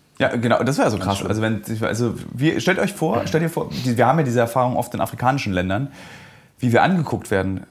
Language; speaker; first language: German; native; German